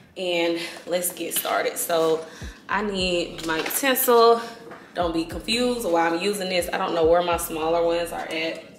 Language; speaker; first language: English; native; English